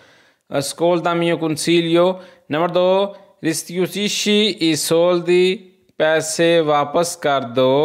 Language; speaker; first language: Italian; non-native, learner; Urdu